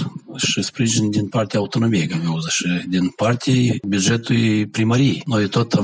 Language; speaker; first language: Romanian; non-native, local second language; Gagauz